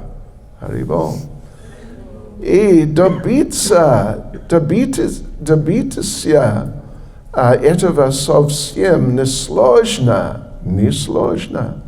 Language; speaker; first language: Russian; non-native, learner; English